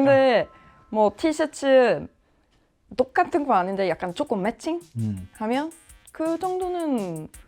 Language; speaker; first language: Korean; non-native, fluent; Swedish